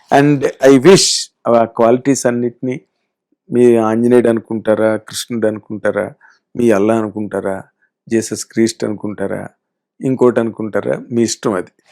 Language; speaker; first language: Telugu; native; Telugu